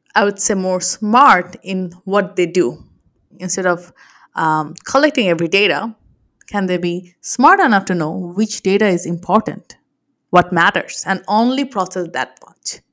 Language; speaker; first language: English; non-native, local second language; Bangla